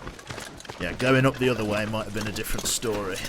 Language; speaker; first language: English; native; English